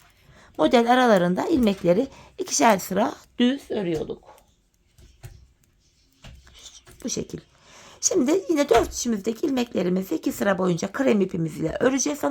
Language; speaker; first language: Turkish; native; Turkish